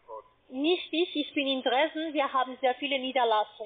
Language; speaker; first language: German; non-native, fluent; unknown